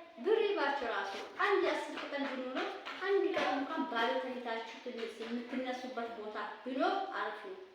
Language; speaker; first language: Amharic; non-native, local second language; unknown